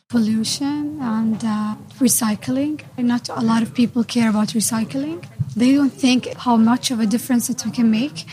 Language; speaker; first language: English; non-native, fluent; Arabic